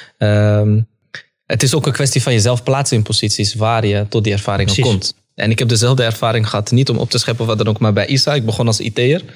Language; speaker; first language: Dutch; early bilingual, other home language; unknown